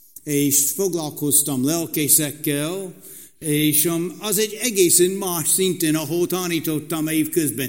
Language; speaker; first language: Hungarian; non-native, fluent; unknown